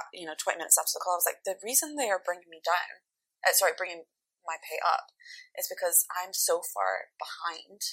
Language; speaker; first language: English; native; English